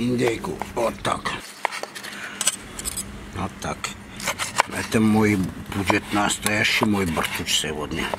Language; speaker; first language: Russian; non-native, fluent; Armenian